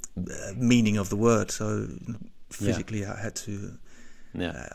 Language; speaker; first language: English; native; English